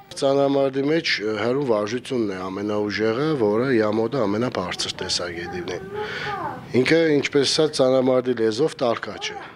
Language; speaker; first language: Armenian; native; Armenian